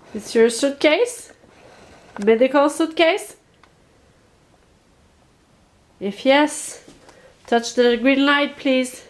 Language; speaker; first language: English; non-native, learner; French